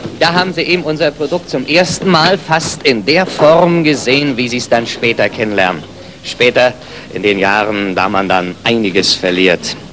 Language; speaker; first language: German; native; German